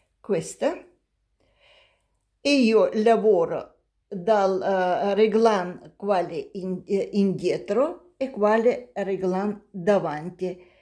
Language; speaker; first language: Italian; non-native, learner; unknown